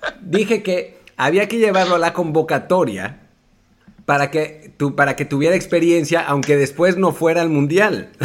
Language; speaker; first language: Spanish; native; Spanish